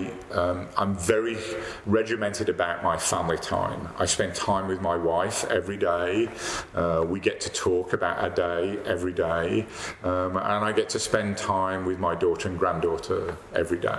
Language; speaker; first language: English; native; English